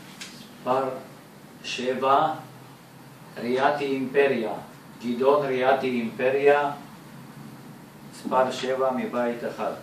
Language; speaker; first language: Hebrew; native; Hebrew